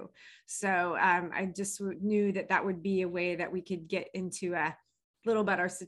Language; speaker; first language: English; native; English